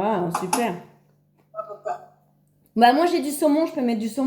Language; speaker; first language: French; native; French